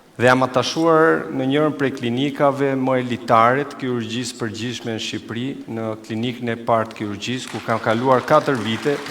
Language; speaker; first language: Albanian; native; Albanian